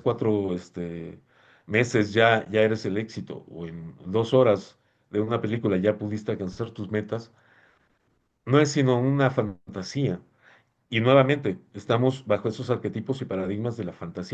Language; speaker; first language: Spanish; native; Spanish